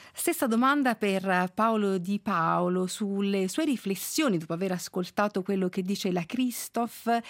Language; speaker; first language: Italian; native; Italian